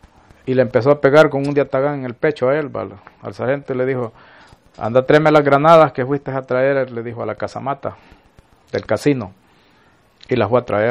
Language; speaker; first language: Spanish; native; Spanish